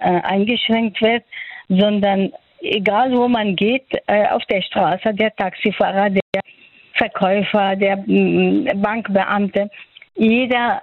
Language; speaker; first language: German; non-native, fluent; Persian